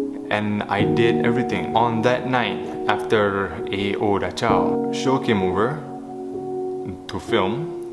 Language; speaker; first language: English; non-native, local second language; Malay